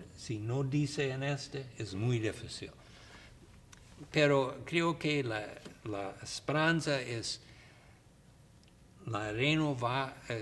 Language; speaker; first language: Spanish; non-native, learner; English